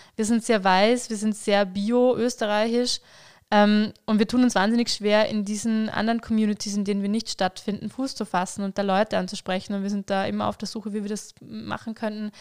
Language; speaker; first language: German; native; German